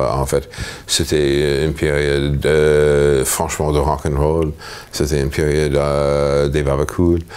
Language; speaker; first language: French; non-native, fluent; English